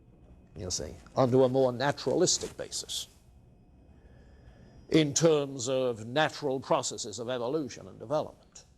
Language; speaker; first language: English; native; English